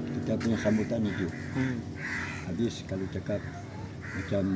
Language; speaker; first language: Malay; non-native, local second language; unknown